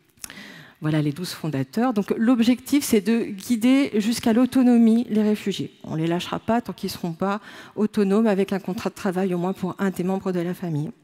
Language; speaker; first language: French; native; French